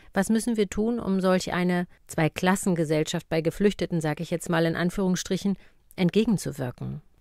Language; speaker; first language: German; native; German